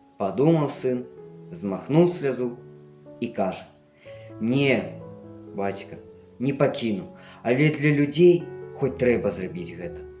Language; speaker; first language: Belarusian; native; Belarusian